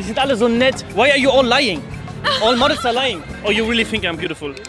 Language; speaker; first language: English; non-native, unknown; German